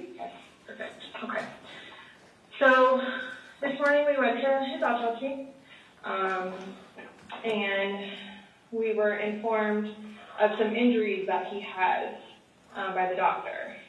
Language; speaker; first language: English; native; English